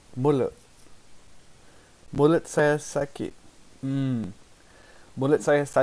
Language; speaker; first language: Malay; non-native, learner; English